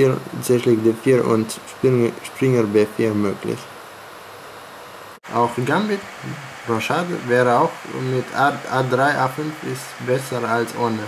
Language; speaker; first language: German; non-native, fluent; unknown